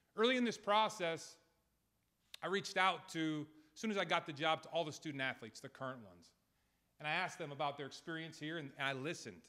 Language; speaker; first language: English; native; English